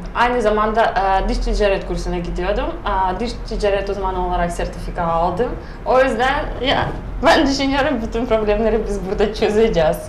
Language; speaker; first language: Turkish; non-native, fluent; Russian